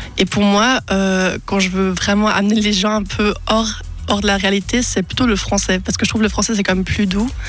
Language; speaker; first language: French; non-native, local second language; German